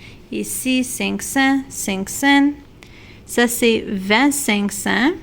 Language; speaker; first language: French; non-native, local second language; English